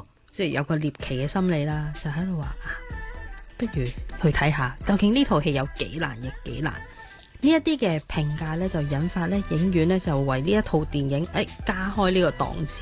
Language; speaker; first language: Cantonese; native; Cantonese